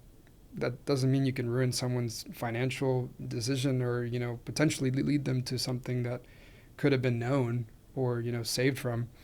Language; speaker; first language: English; non-native, fluent; Spanish